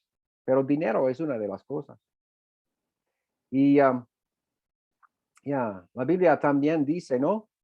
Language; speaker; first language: Spanish; non-native, fluent; English